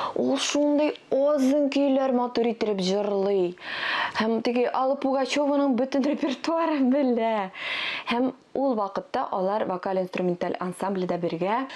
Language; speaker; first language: Tatar; non-native, local second language; Russian